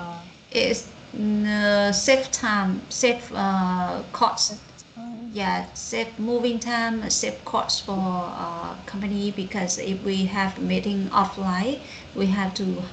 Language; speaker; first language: English; non-native, learner; Vietnamese